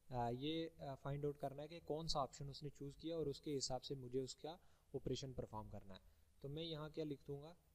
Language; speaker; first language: Hindi; native; Hindi